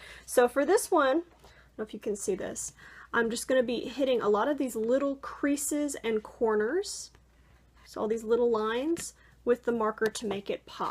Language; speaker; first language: English; native; English